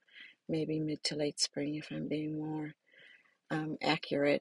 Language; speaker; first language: English; native; English